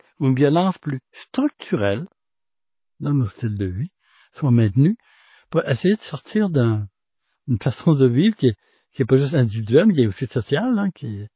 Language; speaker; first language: French; native; French